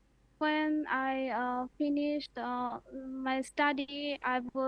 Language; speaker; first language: English; non-native, learner; Bangla